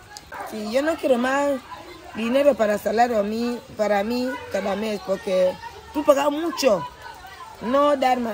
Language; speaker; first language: Spanish; non-native, local second language; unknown